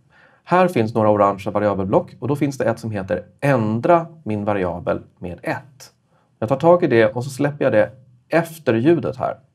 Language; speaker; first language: Swedish; native; Swedish